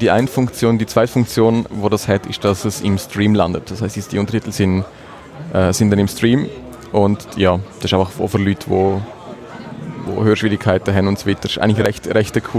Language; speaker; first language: German; native; German